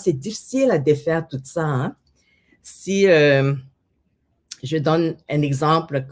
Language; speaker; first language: French; non-native, fluent; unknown